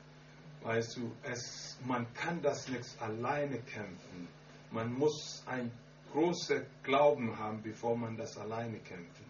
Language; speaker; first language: German; non-native, learner; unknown